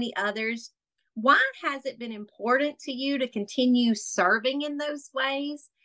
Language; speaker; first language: English; native; English